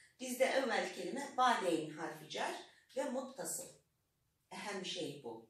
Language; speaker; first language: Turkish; non-native, fluent; Arabic